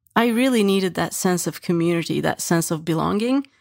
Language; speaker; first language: English; non-native, fluent; Turkish